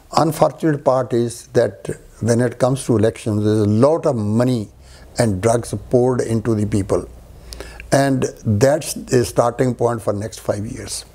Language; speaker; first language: English; non-native, local second language; Punjabi